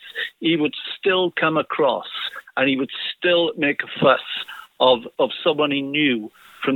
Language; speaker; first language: English; native; English